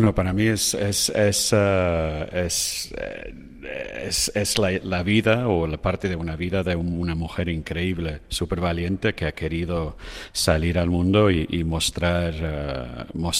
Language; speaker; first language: Spanish; non-native, fluent; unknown